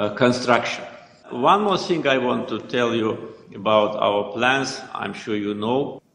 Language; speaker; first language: English; non-native, fluent; Azerbaijani